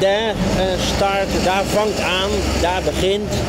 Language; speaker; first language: Dutch; native; Dutch